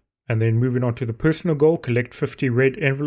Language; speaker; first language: English; native; English